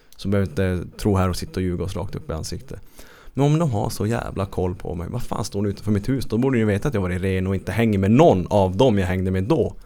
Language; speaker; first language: Swedish; native; Swedish